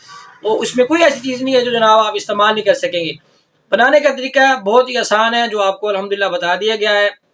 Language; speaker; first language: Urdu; non-native, local second language; Punjabi